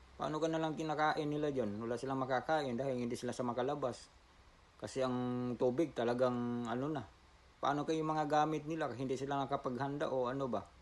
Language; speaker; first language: Filipino; non-native, local second language; Cebuano